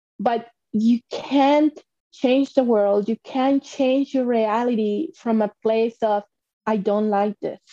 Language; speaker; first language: English; non-native, fluent; Spanish